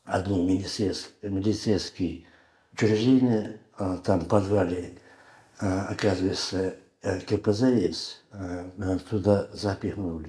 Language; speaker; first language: Russian; non-native, learner; Uzbek